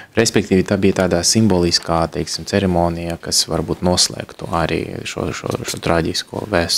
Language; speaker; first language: Latvian; non-native, local second language; Russian